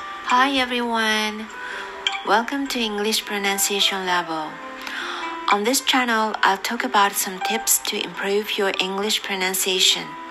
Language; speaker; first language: English; non-native, fluent; Japanese